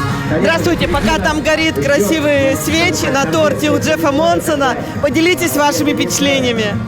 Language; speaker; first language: Russian; native; Russian